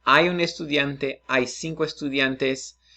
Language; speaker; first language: Spanish; non-native, fluent; English